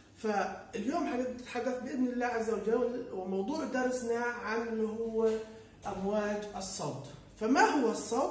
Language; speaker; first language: Arabic; native; Arabic